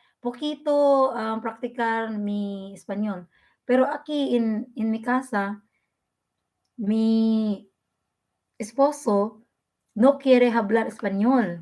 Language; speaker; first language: Spanish; non-native, learner; Filipino